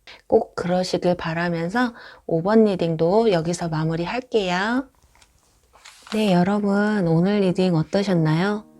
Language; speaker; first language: Korean; native; Korean